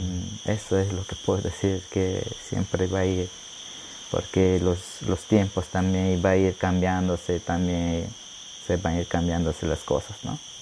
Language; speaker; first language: Spanish; non-native, local second language; Shipibo-Conibo